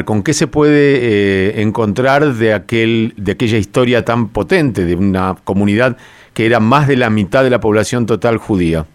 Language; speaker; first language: Spanish; native; Spanish